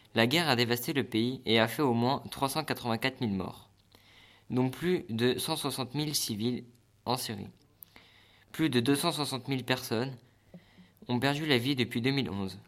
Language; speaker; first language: French; native; French